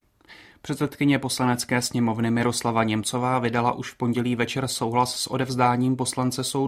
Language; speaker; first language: Czech; native; Czech